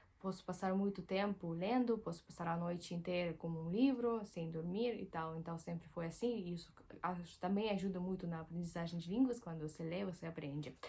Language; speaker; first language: Portuguese; non-native, fluent; Russian